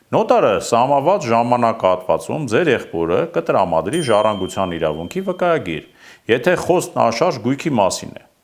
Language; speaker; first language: Armenian; native; Armenian